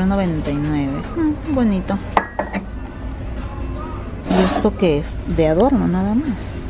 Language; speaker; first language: Spanish; native; Spanish